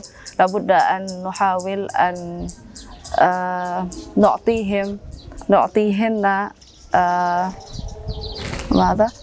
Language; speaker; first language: Arabic; non-native, fluent; Indonesian